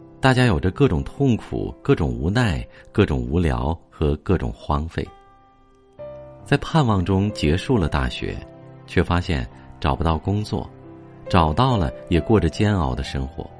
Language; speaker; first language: Chinese; native; Chinese